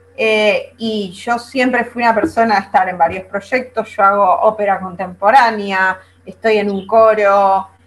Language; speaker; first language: Spanish; native; Spanish